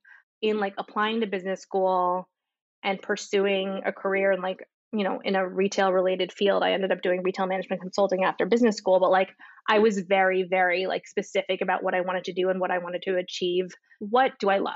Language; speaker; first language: English; native; English